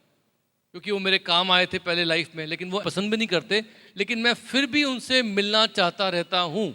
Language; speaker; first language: Hindi; native; Hindi